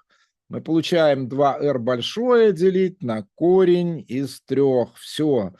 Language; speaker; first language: Russian; native; Russian